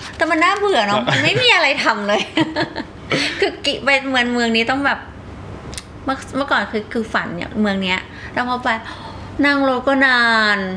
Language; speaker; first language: Thai; native; Thai